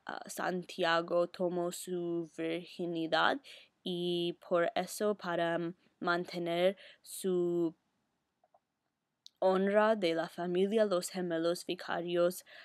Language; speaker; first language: Spanish; non-native, learner; English